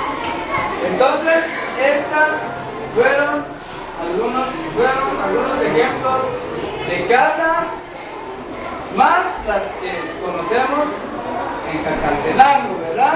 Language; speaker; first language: Spanish; non-native, local second language; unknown